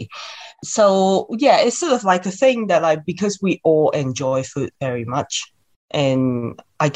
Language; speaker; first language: English; non-native, local second language; Cantonese